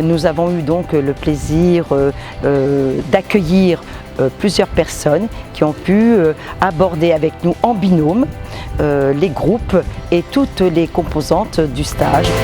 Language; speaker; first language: French; native; French